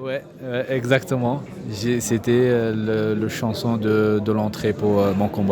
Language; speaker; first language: French; non-native, fluent; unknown